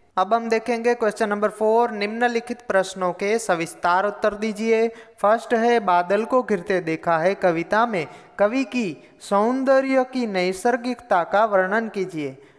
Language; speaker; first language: Hindi; non-native, local second language; Gujarati